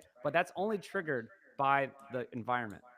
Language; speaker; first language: English; native; English